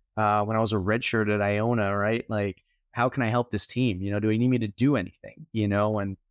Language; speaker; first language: English; native; English